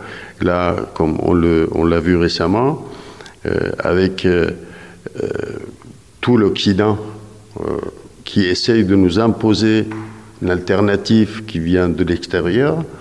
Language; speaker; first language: French; non-native, fluent; Persian